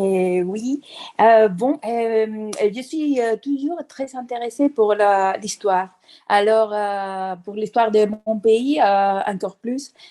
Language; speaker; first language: French; non-native, fluent; Spanish